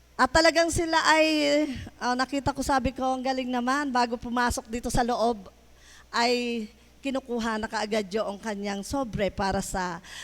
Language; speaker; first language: Filipino; native; Filipino